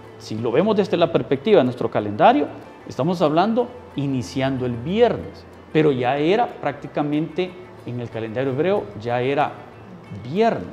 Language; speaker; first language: Spanish; native; Spanish